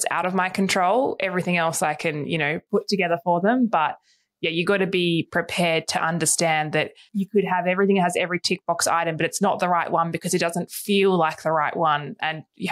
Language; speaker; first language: English; native; English